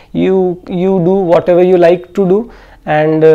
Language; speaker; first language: Hindi; non-native, local second language; Odia